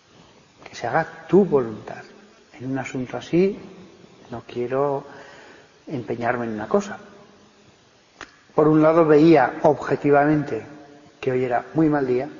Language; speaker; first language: Spanish; native; Spanish